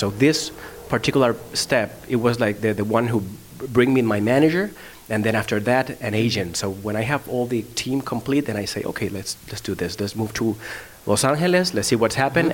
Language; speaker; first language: English; non-native, fluent; Spanish